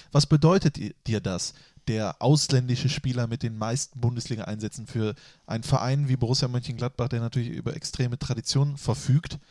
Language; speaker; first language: German; native; German